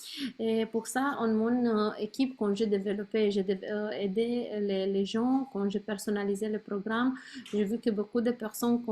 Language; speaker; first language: French; non-native, learner; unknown